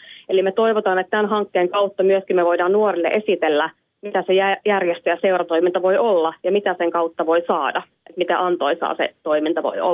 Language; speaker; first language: Finnish; native; Finnish